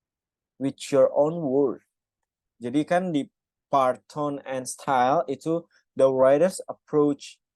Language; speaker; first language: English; non-native, fluent; Indonesian